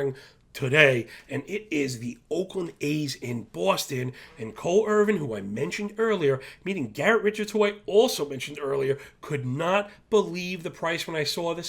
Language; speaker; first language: English; native; English